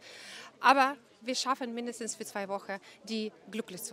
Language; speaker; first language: German; non-native, fluent; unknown